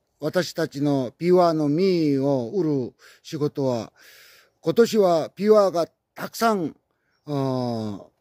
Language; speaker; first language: Japanese; non-native, learner; Korean